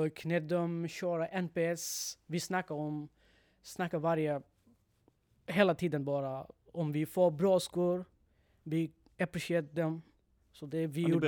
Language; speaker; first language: Swedish; non-native, learner; Bangla